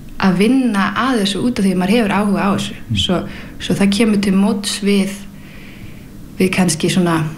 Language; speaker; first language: Icelandic; early bilingual, heritage; Icelandic